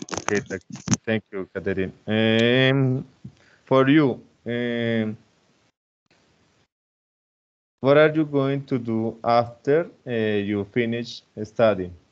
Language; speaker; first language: English; non-native, fluent; Spanish